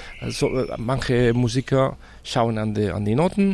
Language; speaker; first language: German; non-native, fluent; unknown